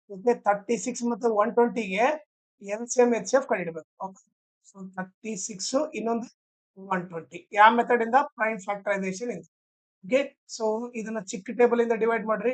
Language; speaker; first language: Kannada; native; Kannada